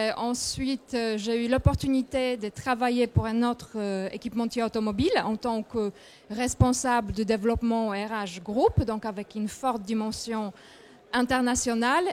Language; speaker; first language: French; non-native, fluent; Polish